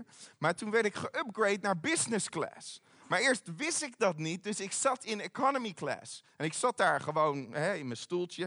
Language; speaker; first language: Dutch; native; Dutch